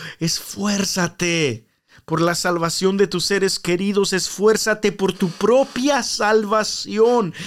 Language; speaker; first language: Spanish; early bilingual, heritage; Spanish